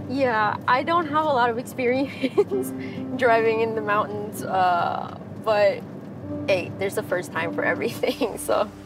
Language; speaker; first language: English; non-native, local second language; Spanish